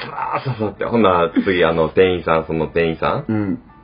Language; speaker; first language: Japanese; native; Japanese